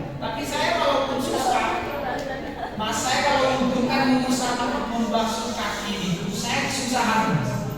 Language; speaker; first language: Indonesian; non-native, local second language; Madurese